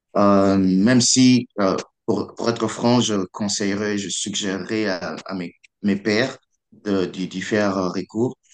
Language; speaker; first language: French; non-native, local second language; Lingala